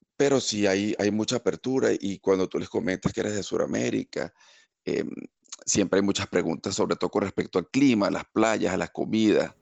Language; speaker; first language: Spanish; native; Spanish